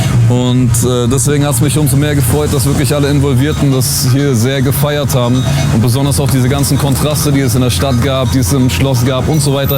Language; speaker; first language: German; native; German